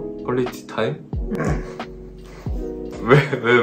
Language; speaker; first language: Korean; native; Korean